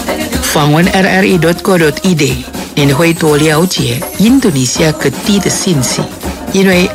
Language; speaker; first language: Chinese; early bilingual, heritage; Chinese